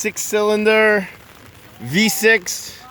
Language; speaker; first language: English; native; English